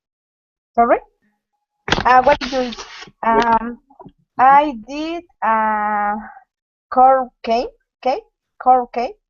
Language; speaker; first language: English; non-native, learner; Spanish